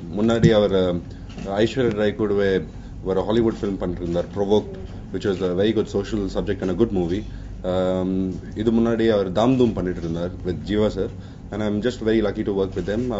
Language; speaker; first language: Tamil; non-native, learner; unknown